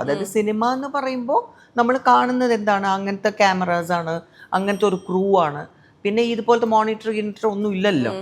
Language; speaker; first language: Malayalam; non-native, local second language; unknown